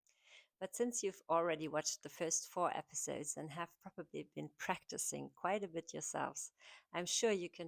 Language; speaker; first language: English; non-native, fluent; German